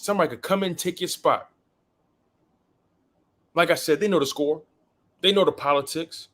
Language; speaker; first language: English; native; English